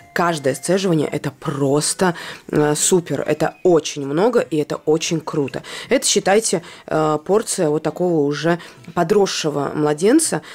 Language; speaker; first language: Russian; non-native, local second language; Latvian